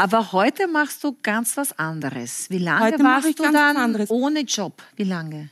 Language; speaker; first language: German; native; German